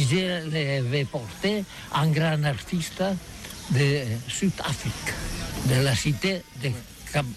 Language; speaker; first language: French; non-native, learner; Catalan